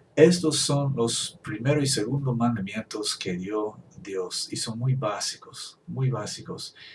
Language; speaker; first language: Spanish; non-native, fluent; English